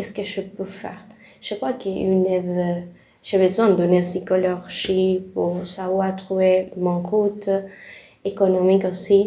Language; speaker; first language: French; non-native, learner; Spanish